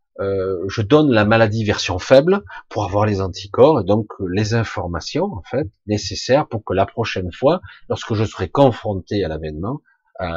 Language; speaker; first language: French; native; French